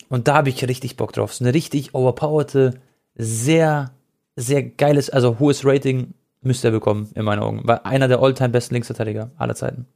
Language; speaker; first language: German; early bilingual, other home language; Croatian